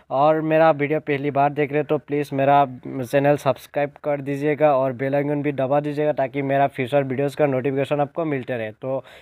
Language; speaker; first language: Hindi; non-native, local second language; Assamese